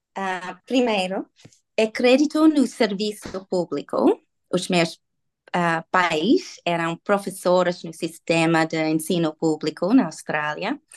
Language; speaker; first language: Portuguese; non-native, learner; English